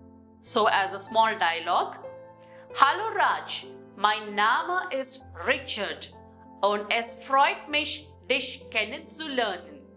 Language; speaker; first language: German; non-native, learner; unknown